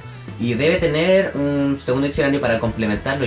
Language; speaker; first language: Spanish; native; Spanish